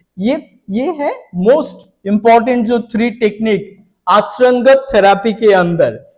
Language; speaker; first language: Hindi; non-native, local second language; Bangla